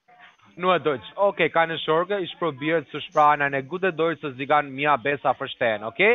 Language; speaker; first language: German; non-native, learner; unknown